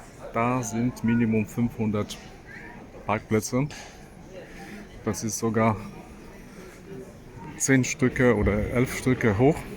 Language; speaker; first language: German; non-native, fluent; Polish